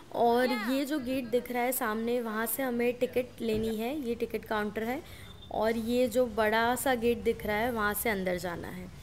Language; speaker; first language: Hindi; non-native, local second language; Gujarati